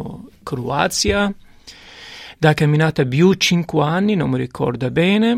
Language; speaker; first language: Italian; non-native, learner; Arabic